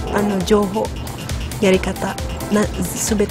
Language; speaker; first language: Japanese; non-native, fluent; Indonesian